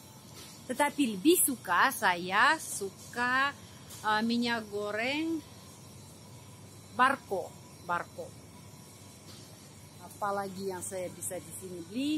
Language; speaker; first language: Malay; non-native, fluent; Russian